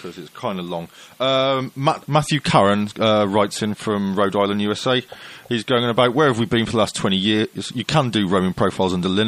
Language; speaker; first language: English; native; English